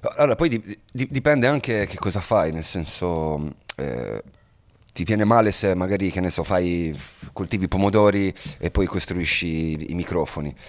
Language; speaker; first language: Italian; native; Italian